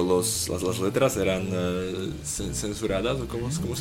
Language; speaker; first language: Spanish; non-native, fluent; Slovak